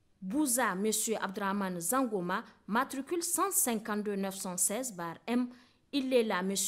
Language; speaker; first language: French; non-native, local second language; Hausa